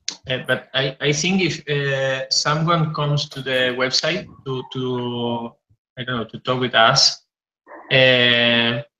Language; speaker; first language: English; non-native, fluent; Spanish